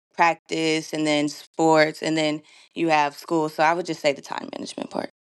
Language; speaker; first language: English; native; English